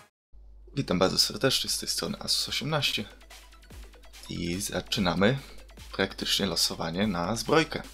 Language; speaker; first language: Polish; native; Polish